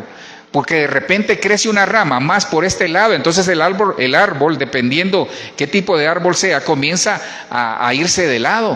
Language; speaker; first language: Spanish; native; Spanish